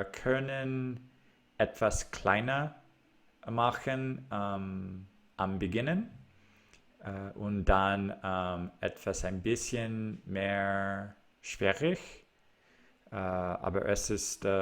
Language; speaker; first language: German; non-native, learner; English